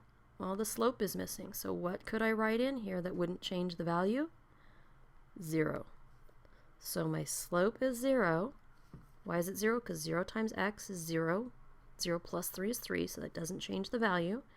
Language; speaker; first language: English; native; English